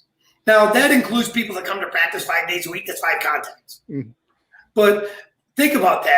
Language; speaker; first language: English; native; English